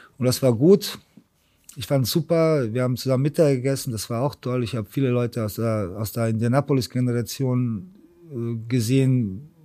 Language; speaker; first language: German; early bilingual, other home language; Serbian